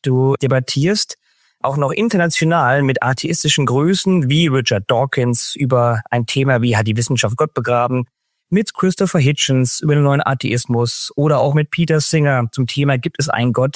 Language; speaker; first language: German; native; German